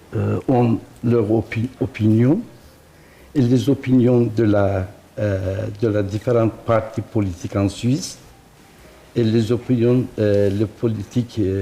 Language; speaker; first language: French; non-native, learner; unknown